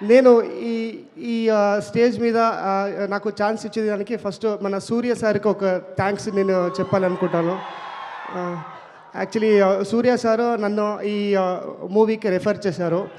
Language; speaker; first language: Telugu; non-native, local second language; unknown